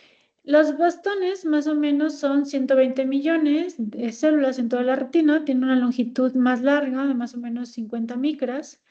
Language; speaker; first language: Spanish; native; Spanish